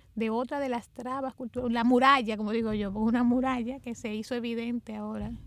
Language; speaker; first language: Spanish; native; Spanish